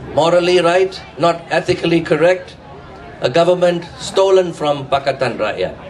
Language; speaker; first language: English; non-native, local second language; Tamil